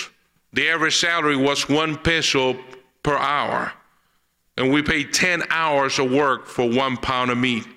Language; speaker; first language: English; early bilingual, other home language; Spanish